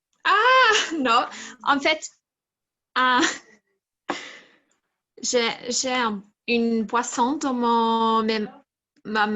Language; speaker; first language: French; non-native, learner; English